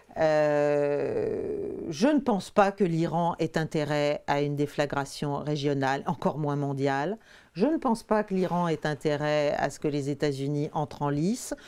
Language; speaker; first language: French; native; French